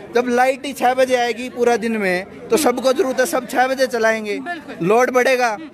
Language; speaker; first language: Hindi; native; Hindi